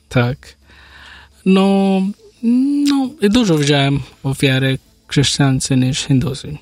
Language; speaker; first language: Polish; non-native, learner; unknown